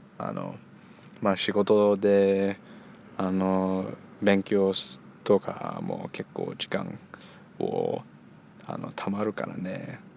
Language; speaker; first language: Japanese; early bilingual, heritage; Japanese